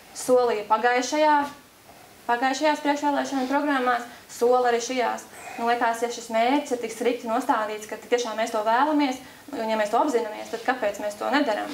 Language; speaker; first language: Latvian; native; Latvian